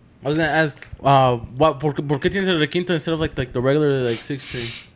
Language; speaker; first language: English; early bilingual, other home language; Spanish